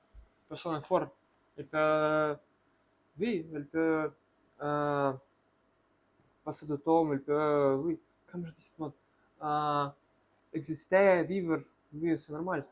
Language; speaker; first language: French; non-native, learner; Russian